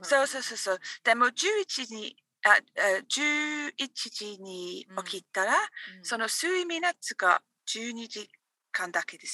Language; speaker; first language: Japanese; non-native, learner; English